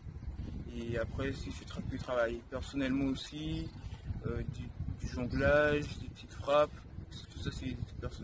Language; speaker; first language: French; native; French